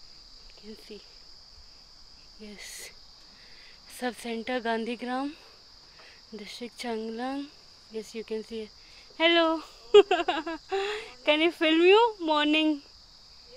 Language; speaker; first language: English; non-native, local second language; Hindi